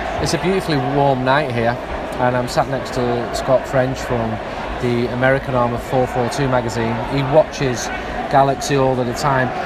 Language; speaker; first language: English; native; English